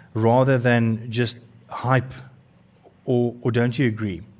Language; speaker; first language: English; non-native, local second language; Afrikaans